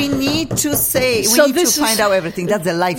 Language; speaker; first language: English; non-native, fluent; Polish